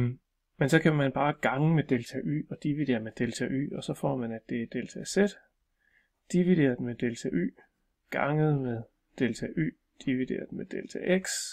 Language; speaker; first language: Danish; native; Danish